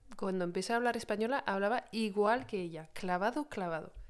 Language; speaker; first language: Spanish; non-native, fluent; French